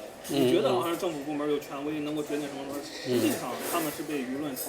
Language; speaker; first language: Chinese; native; Chinese